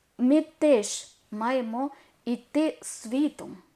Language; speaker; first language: Ukrainian; non-native, learner; Malayalam